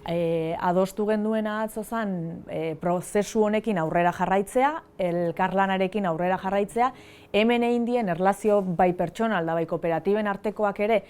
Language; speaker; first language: Basque; native; Basque